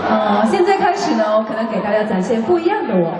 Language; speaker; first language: Chinese; native; Chinese